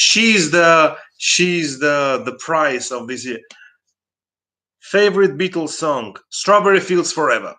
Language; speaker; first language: English; non-native, fluent; Russian